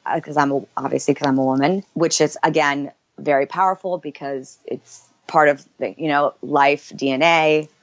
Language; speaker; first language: English; native; English